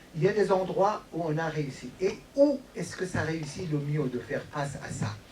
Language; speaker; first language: French; non-native, fluent; Persian